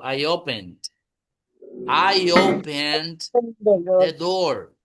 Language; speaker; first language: English; non-native, fluent; Spanish